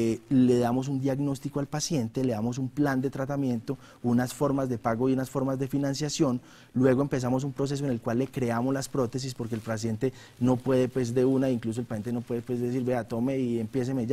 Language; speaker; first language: Spanish; native; Spanish